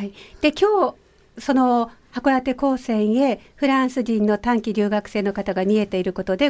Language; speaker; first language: Japanese; native; Japanese